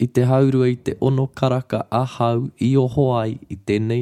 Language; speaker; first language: Māori; non-native, local second language; English